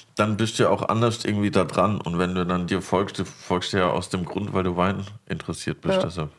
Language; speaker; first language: German; native; German